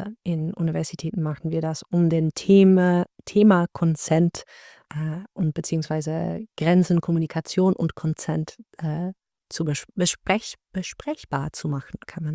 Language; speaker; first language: German; non-native, learner; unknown